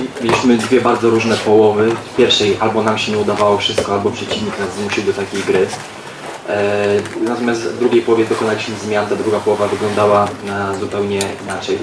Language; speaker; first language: Polish; native; Polish